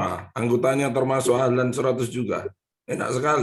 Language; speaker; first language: Indonesian; native; Indonesian